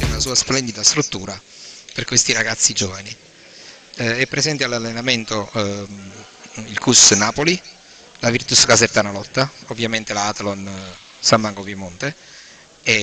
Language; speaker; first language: Italian; native; Italian